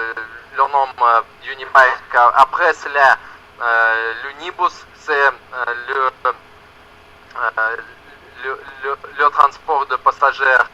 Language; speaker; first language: French; non-native, learner; Russian